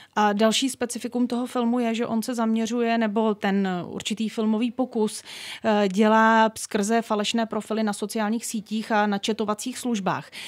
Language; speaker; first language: Czech; native; Czech